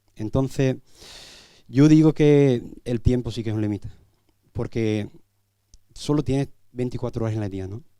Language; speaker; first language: Spanish; non-native, fluent; English